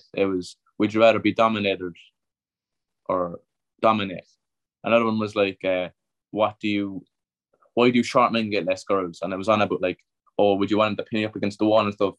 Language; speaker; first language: English; native; English